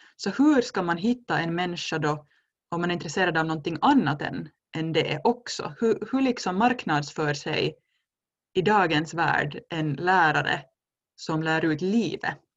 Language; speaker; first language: Swedish; native; Swedish